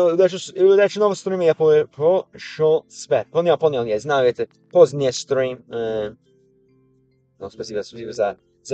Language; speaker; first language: Russian; non-native, learner; English